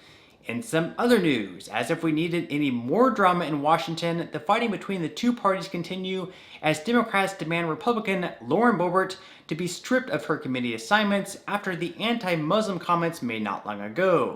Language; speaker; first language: English; native; English